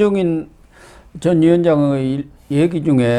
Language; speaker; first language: Korean; native; Korean